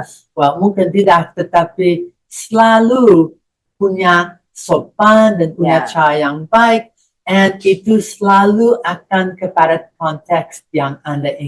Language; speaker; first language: Indonesian; non-native, fluent; English